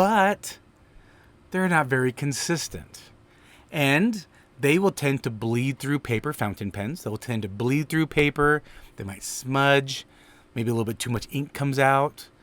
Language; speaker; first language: English; native; English